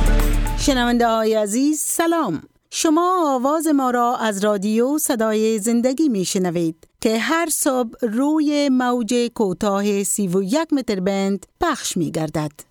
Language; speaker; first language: Persian; native; Persian